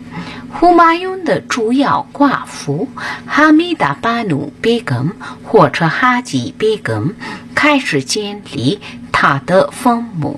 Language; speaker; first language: Chinese; non-native, fluent; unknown